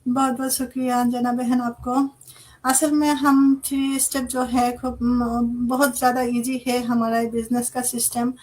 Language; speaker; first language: Hindi; non-native, fluent; Bangla